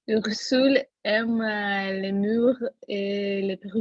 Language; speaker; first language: French; non-native, learner; Russian